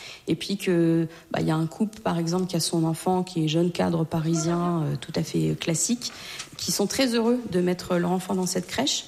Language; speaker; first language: French; native; French